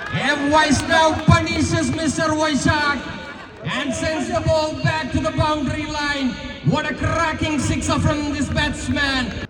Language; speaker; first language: English; non-native, local second language; Malayalam